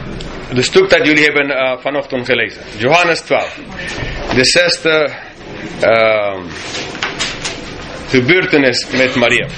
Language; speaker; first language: Dutch; non-native, fluent; English